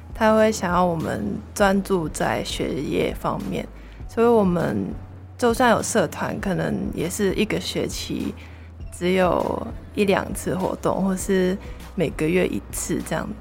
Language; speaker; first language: Chinese; non-native, local second language; Cantonese